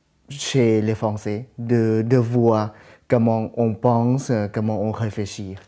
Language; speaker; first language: French; non-native, fluent; Thai